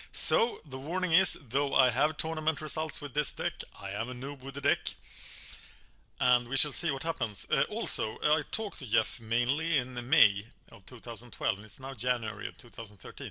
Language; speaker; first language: English; non-native, fluent; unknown